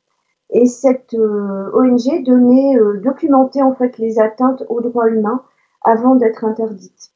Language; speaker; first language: French; native; French